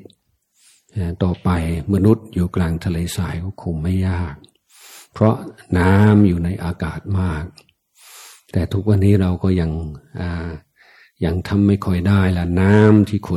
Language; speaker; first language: Thai; non-native, fluent; English